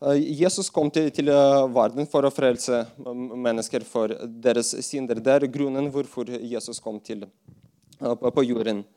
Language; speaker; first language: Norwegian; non-native, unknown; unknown